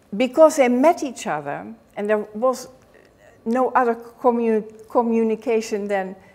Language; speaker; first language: English; non-native, fluent; Dutch